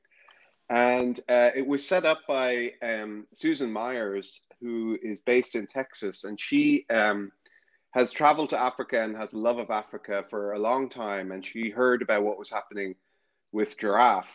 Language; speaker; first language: English; native; English